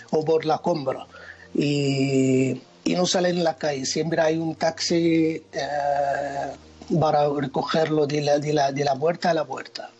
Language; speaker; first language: Spanish; non-native, fluent; Arabic